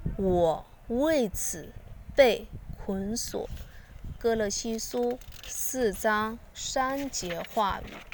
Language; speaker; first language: Chinese; non-native, learner; Korean